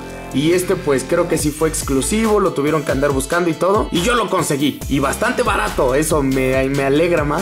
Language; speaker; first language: Spanish; native; Spanish